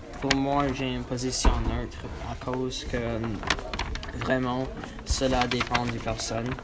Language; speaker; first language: French; non-native, learner; English